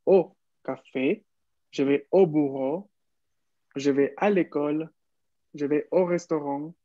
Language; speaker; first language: French; non-native, fluent; Spanish